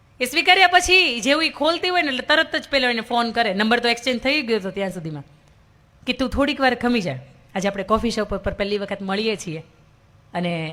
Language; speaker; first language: Gujarati; native; Gujarati